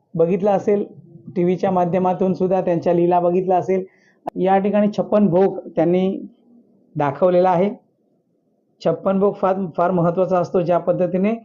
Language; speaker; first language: Marathi; non-native, local second language; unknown